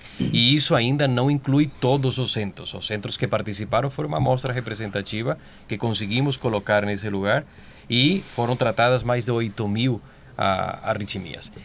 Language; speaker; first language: Portuguese; non-native, fluent; Spanish